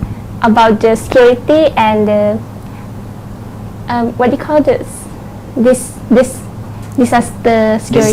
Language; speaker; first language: English; non-native, learner; Thai